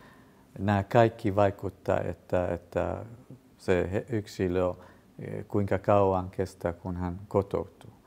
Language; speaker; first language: Finnish; non-native, fluent; Kurdish